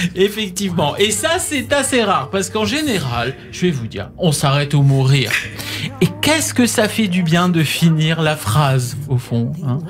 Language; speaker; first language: French; native; French